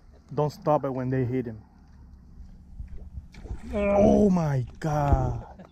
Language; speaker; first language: English; non-native, local second language; Spanish